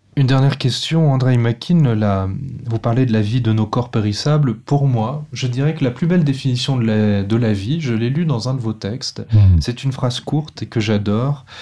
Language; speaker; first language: French; native; French